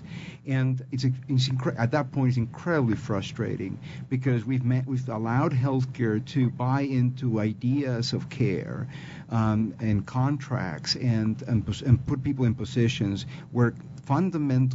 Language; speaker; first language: English; non-native, fluent; Spanish